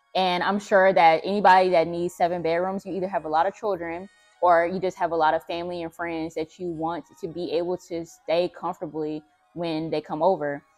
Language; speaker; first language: English; native; English